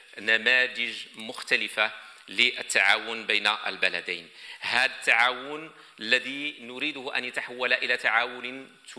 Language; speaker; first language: Arabic; native; Arabic